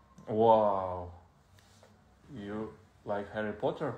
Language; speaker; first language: English; non-native, learner; Kazakh